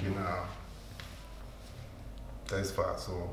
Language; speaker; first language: German; non-native, learner; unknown